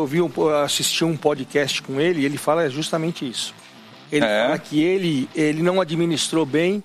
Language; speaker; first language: Portuguese; native; Portuguese